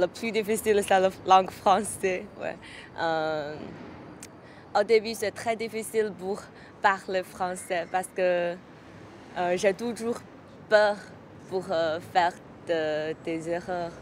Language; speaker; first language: French; non-native, learner; Chinese